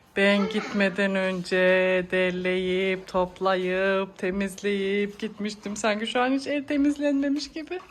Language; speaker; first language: Turkish; early bilingual, heritage; Turkish